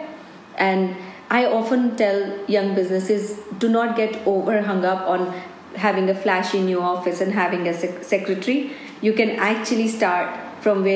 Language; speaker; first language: English; non-native, local second language; Hindi